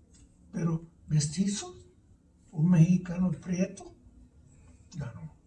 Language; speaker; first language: Spanish; early bilingual, heritage; Spanish